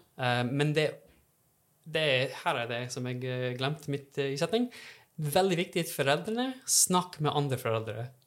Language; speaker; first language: Norwegian; non-native, fluent; English